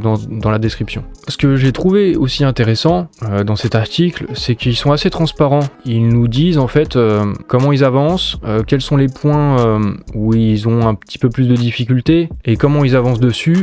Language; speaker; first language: French; native; French